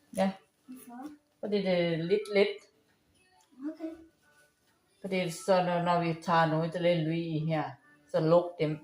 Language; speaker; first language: Danish; non-native, learner; Thai